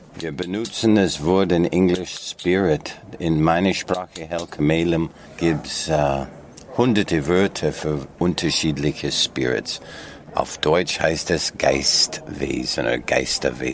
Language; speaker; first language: German; non-native, fluent; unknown